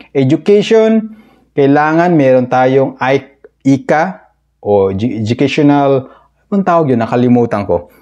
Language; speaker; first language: Filipino; native; Filipino